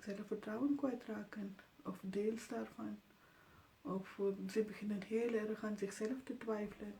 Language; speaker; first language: Dutch; non-native, fluent; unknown